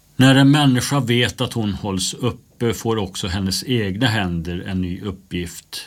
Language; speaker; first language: Swedish; native; Swedish